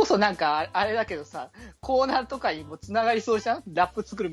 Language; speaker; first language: Japanese; native; Japanese